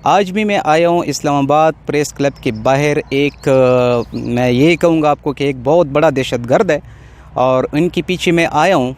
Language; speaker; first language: Urdu; non-native, local second language; Pashto